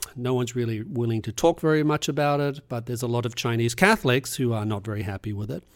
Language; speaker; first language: English; native; English